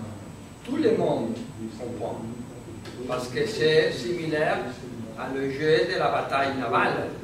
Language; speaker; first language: French; non-native, learner; Spanish